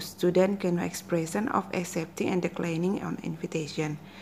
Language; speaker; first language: English; non-native, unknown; Indonesian